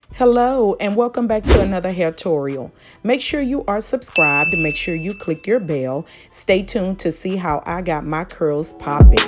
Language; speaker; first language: English; native; English